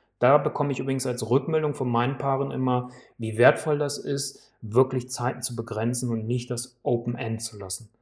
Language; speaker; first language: German; native; German